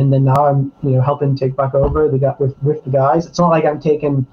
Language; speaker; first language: English; native; English